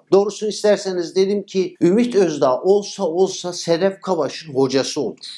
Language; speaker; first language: Turkish; native; Turkish